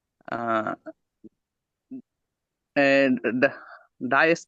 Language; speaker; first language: German; non-native, learner; Bangla